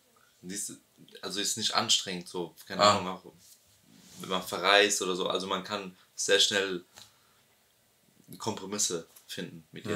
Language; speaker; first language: German; early bilingual, other home language; Albanian